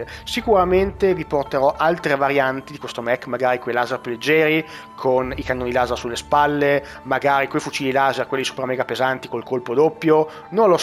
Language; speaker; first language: Italian; native; Italian